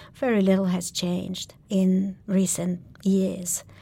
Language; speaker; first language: English; non-native, fluent; Polish